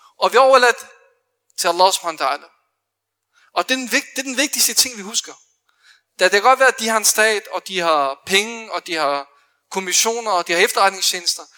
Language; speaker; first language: Danish; early bilingual, other home language; Arabic